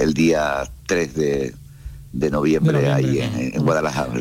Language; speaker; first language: Spanish; native; Spanish